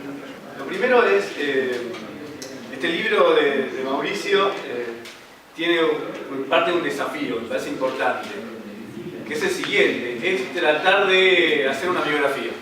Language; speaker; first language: Spanish; native; Spanish